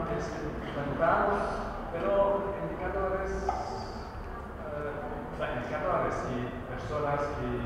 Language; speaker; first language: Spanish; non-native, learner; French